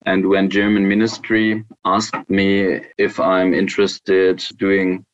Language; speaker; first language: English; non-native, fluent; German